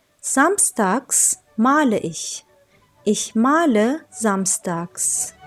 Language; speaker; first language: German; non-native, fluent; Turkish